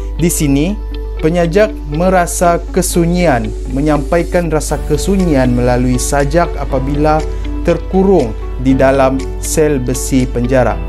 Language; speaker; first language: Malay; native; Malay